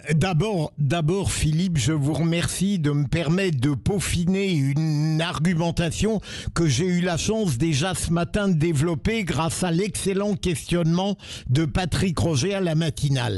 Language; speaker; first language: French; native; French